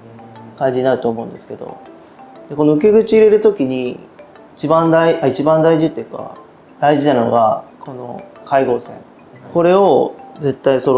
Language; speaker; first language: Japanese; native; Japanese